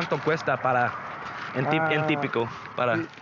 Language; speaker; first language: Spanish; non-native, learner; English